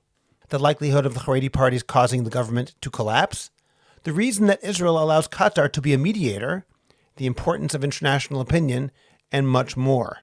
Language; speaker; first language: English; native; English